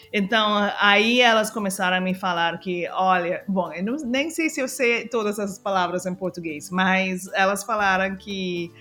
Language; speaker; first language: Portuguese; non-native, fluent; English